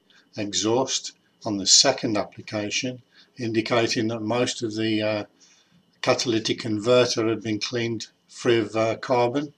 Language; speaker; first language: English; native; English